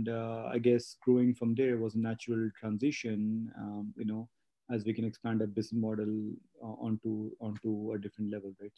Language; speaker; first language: English; non-native, local second language; Hindi